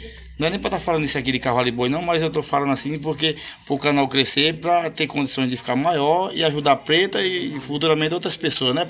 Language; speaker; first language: Portuguese; native; Portuguese